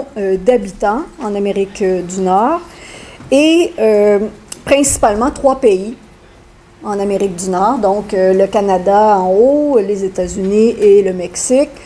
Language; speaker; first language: French; native; French